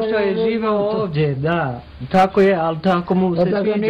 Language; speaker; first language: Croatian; non-native, fluent; English